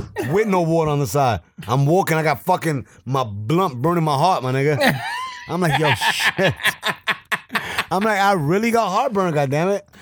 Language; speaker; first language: English; early bilingual, other home language; Spanish